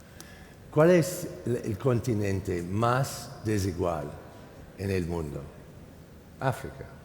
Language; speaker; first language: Spanish; non-native, fluent; English